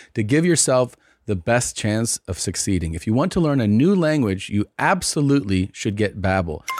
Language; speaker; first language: English; native; English